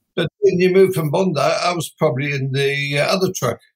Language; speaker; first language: English; non-native, fluent; Dutch